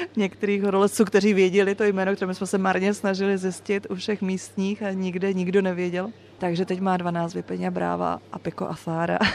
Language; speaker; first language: Czech; native; Czech